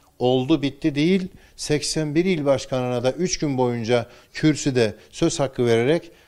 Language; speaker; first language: Turkish; native; Turkish